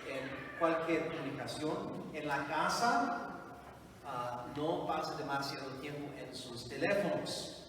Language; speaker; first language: Spanish; non-native, fluent; English